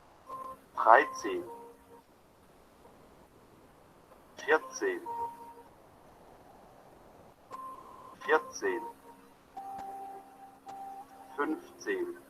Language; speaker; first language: German; non-native, learner; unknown